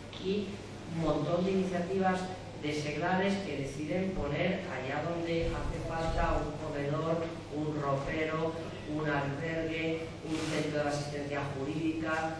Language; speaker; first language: Spanish; native; Spanish